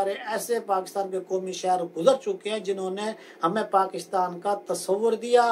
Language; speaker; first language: Urdu; native; Urdu